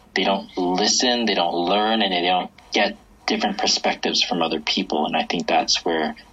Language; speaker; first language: English; native; English